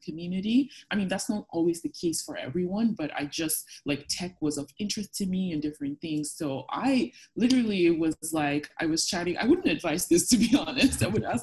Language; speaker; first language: English; non-native, local second language; Yoruba